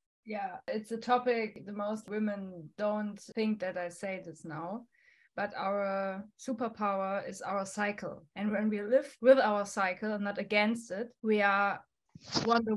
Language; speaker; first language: English; non-native, fluent; German